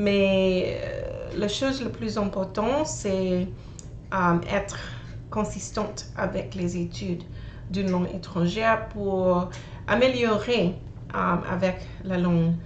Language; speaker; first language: French; non-native, learner; English